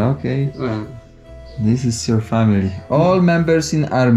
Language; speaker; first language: English; non-native, learner; Polish